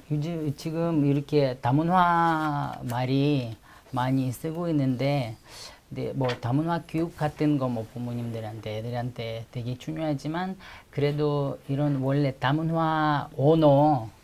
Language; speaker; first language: Korean; non-native, fluent; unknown